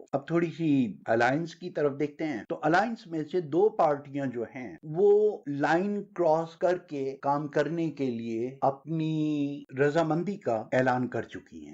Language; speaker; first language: Urdu; native; Urdu